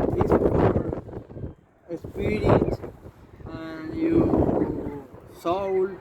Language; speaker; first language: English; non-native, learner; Spanish